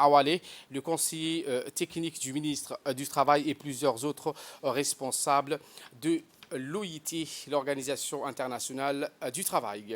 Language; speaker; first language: French; native; French